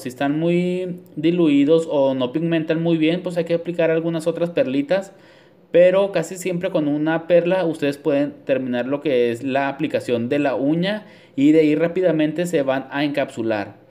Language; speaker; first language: Spanish; native; Spanish